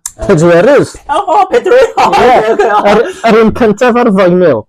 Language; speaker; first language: Welsh; native; Welsh